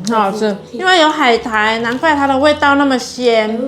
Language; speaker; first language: Chinese; native; Chinese